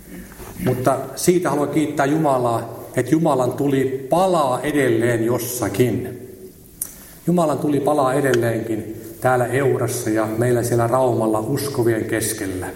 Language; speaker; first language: Finnish; native; Finnish